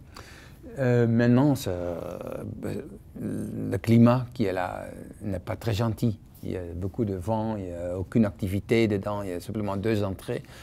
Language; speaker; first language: French; non-native, fluent; Dutch